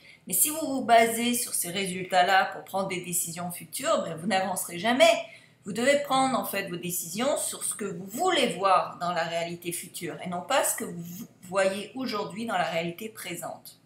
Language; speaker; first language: French; native; French